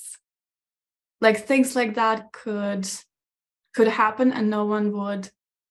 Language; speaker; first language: English; non-native, fluent; Ukrainian